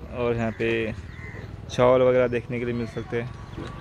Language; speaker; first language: Hindi; non-native, local second language; Konkani